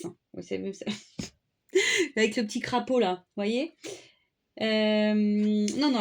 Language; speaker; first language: French; native; French